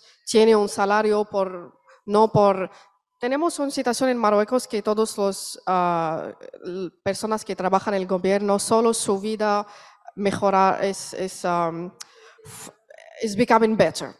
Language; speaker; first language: Spanish; non-native, learner; Arabic